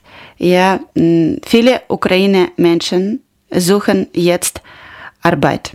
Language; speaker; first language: German; non-native, learner; Ukrainian